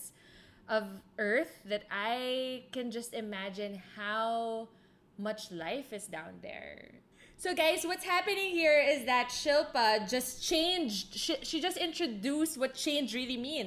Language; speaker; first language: English; non-native, local second language; Filipino